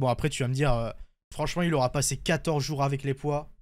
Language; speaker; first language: French; native; French